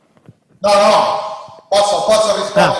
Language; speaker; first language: Italian; non-native, learner; Spanish